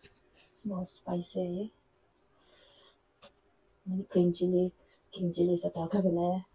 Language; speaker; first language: Hindi; non-native, local second language; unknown